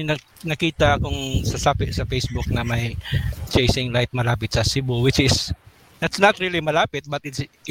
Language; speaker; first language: English; non-native, local second language; Cebuano